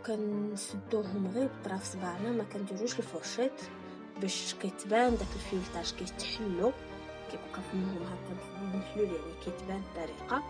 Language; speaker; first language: Arabic; native; Arabic